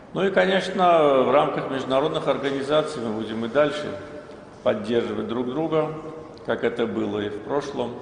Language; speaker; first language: Russian; non-native, local second language; Azerbaijani